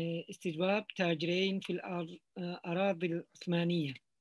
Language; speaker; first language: Arabic; non-native, fluent; Turkish